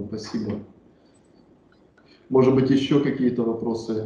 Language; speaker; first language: Russian; native; Russian